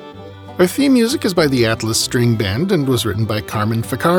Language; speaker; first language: English; native; English